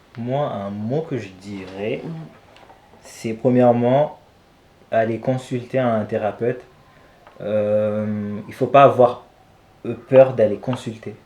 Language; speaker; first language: French; non-native, local second language; Rundi